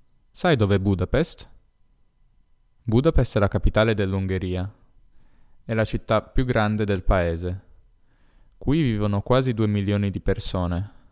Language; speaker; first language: Italian; native; Italian